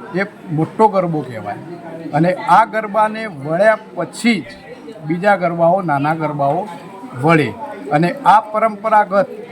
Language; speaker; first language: Gujarati; native; Gujarati